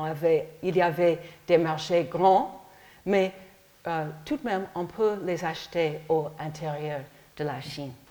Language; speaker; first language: French; non-native, learner; English